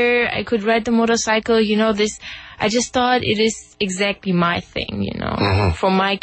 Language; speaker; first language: English; non-native, fluent; German